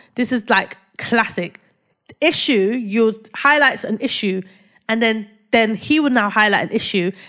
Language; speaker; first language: English; early bilingual, other home language; Yoruba